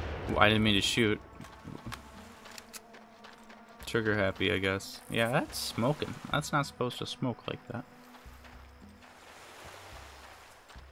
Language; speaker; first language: English; native; English